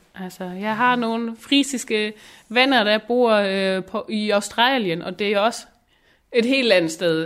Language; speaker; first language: Danish; non-native, local second language; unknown